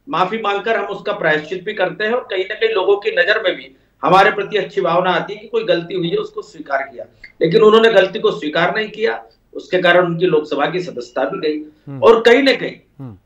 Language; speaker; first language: Hindi; native; Hindi